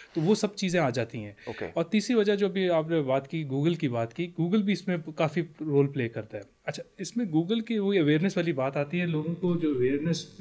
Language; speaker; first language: Urdu; native; Urdu